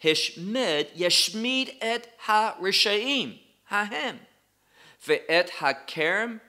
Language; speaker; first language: Hebrew; non-native, fluent; English